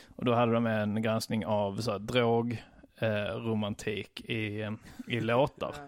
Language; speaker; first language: Swedish; native; Swedish